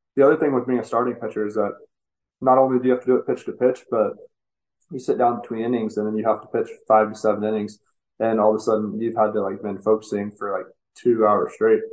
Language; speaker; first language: English; native; English